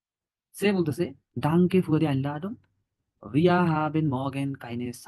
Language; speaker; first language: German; non-native, learner; Bangla